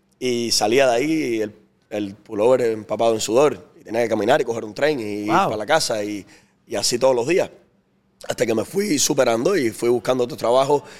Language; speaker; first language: Spanish; native; Spanish